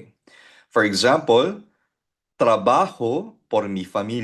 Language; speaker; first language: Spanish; non-native, fluent; Filipino